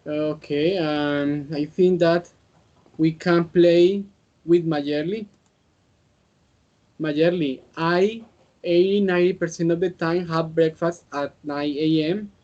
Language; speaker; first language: English; non-native, learner; Spanish